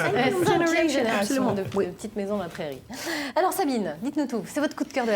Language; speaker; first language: French; native; French